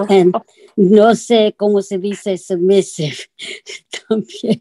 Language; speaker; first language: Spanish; non-native, learner; English